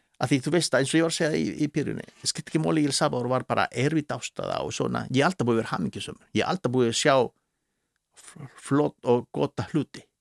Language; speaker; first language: Icelandic; non-native, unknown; Spanish